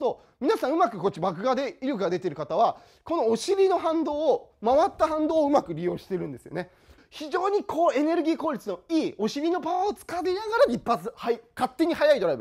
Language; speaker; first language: Japanese; native; Japanese